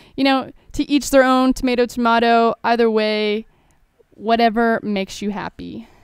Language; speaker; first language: English; native; English